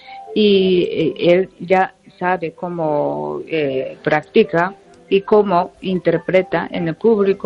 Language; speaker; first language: Spanish; non-native, learner; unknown